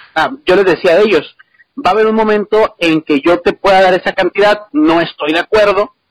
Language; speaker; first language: Spanish; native; Spanish